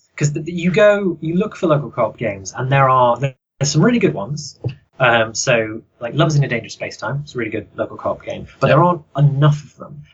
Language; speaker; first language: English; native; English